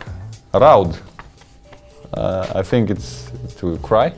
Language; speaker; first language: English; non-native, fluent; Lithuanian